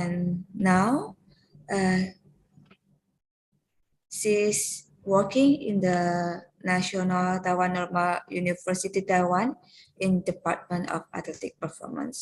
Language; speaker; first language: English; non-native, learner; Indonesian